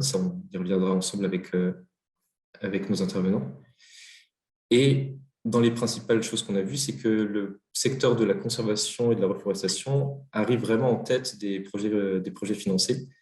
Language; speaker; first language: French; native; French